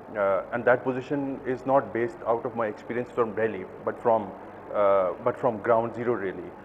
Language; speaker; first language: English; non-native, local second language; Kashmiri